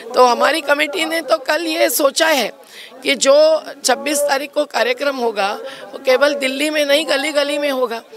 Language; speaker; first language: Hindi; non-native, local second language; Marathi